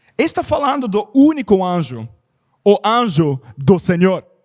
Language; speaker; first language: Portuguese; non-native, learner; English